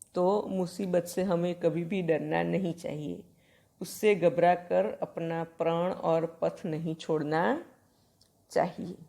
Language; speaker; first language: Hindi; non-native, local second language; Gujarati